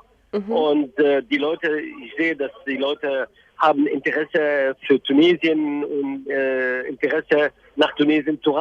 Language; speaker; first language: German; non-native, fluent; Arabic